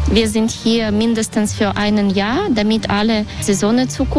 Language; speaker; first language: German; non-native, fluent; Russian